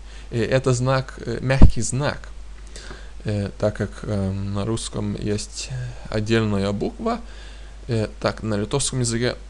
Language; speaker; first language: Russian; non-native, fluent; Lithuanian